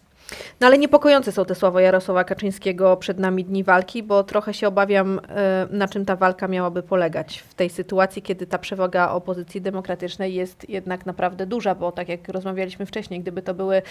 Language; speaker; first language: Polish; native; Polish